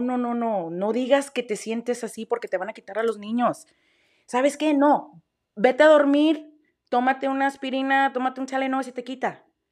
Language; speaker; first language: Spanish; early bilingual, heritage; Spanish